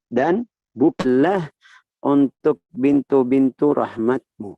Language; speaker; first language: Indonesian; non-native, fluent; Arabic